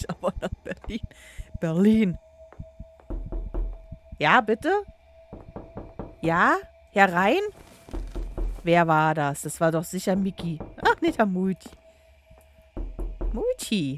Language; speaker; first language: German; native; German